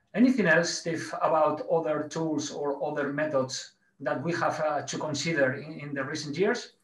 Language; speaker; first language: English; non-native, learner; Spanish